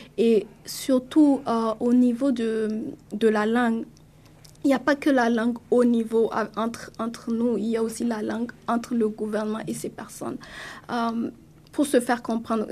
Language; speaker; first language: French; non-native, local second language; Mossi